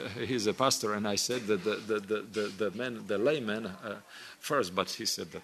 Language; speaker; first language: English; non-native, fluent; Slovak